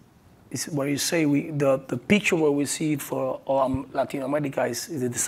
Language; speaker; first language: English; non-native, learner; Spanish